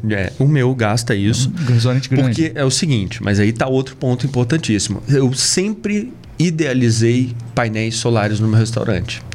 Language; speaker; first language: Portuguese; native; Portuguese